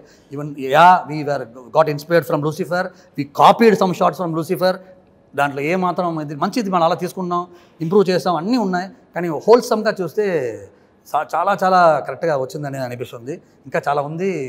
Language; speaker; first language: Telugu; native; Telugu